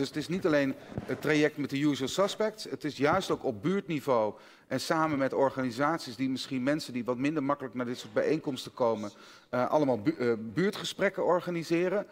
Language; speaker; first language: Dutch; native; Dutch